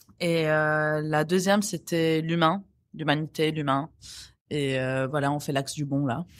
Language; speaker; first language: French; non-native, local second language; Arabic